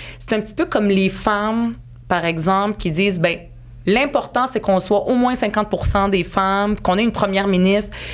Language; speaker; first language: French; early bilingual, other home language; Arabic